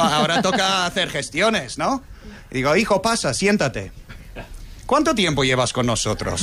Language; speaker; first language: Spanish; non-native, fluent; English